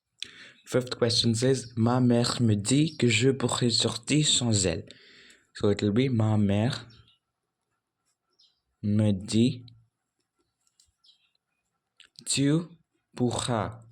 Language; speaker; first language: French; non-native, fluent; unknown